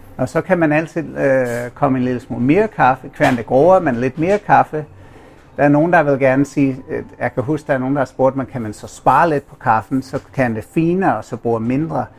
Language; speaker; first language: Danish; non-native, fluent; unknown